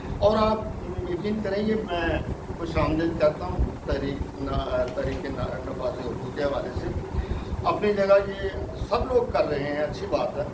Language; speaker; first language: Urdu; non-native, local second language; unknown